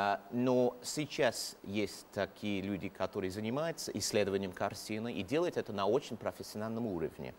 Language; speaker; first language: Russian; non-native, fluent; English